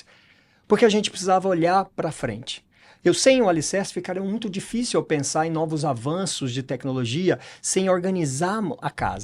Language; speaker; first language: Portuguese; native; Portuguese